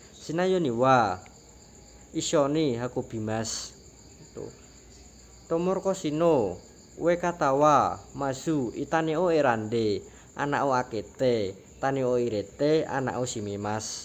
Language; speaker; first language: Japanese; non-native, learner; Indonesian